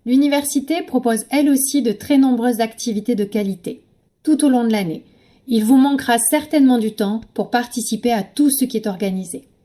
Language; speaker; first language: French; native; French